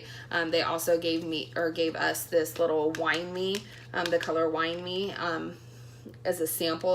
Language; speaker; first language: English; native; English